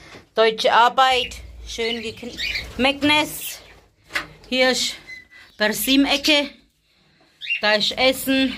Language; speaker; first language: German; native; German